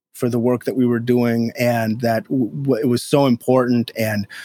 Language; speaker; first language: English; native; English